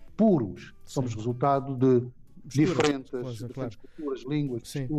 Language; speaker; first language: Portuguese; non-native, local second language; Kabuverdianu